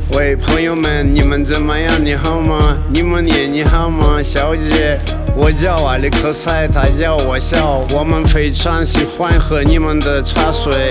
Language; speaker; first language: Chinese; non-native, learner; Russian